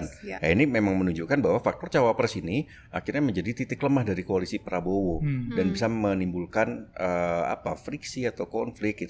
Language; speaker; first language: Indonesian; native; Indonesian